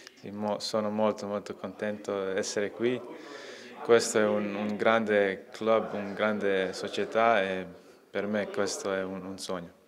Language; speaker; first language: Italian; non-native, learner; Croatian